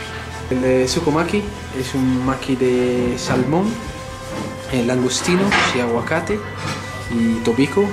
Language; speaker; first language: Spanish; non-native, fluent; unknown